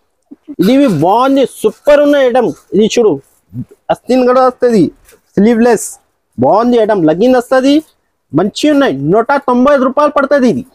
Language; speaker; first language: Telugu; non-native, local second language; Urdu